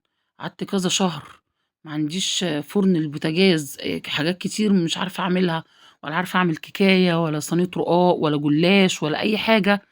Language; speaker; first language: Arabic; native; Arabic